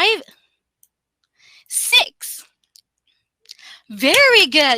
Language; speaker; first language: English; non-native, local second language; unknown